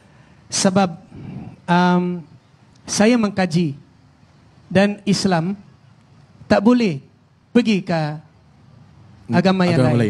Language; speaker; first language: Indonesian; non-native, fluent; Filipino